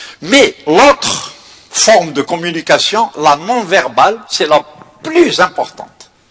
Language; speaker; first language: French; non-native, local second language; Kabyle